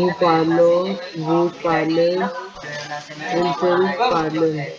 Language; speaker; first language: French; non-native, learner; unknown